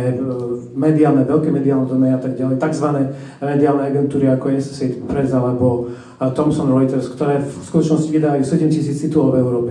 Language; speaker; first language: Slovak; native; Slovak